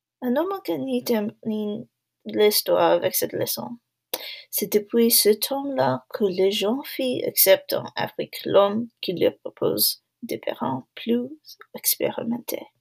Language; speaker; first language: French; non-native, learner; English